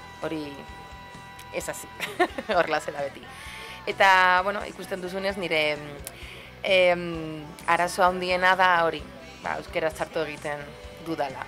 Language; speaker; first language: Basque; non-native, local second language; Spanish